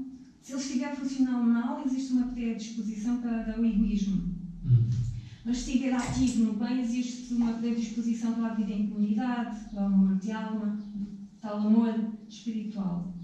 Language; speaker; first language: Portuguese; native; Portuguese